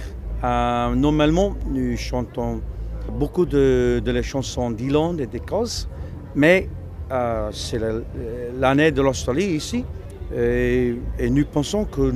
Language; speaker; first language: French; non-native, learner; English